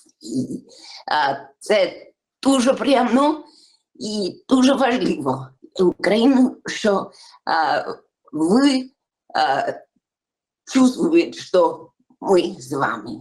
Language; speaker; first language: Ukrainian; early bilingual, heritage; English